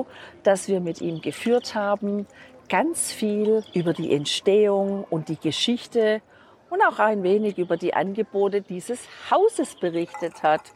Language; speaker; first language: German; native; German